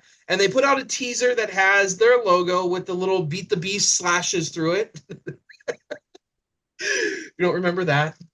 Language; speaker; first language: English; native; English